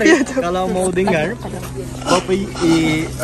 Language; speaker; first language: Indonesian; non-native, fluent; Turkish